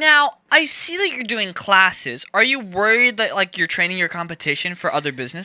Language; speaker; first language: English; native; English